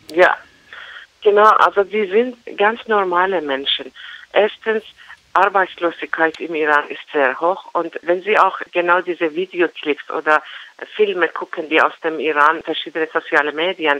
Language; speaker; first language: German; non-native, learner; Persian